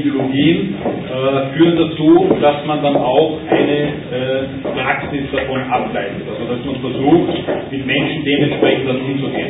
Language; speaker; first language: German; native; German